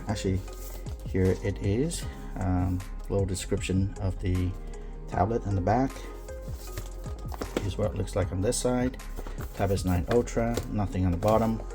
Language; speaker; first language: English; native; English